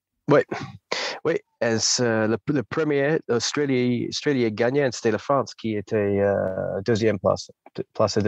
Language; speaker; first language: French; non-native, fluent; English